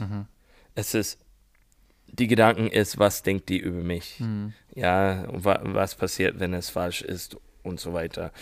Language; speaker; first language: German; non-native, learner; English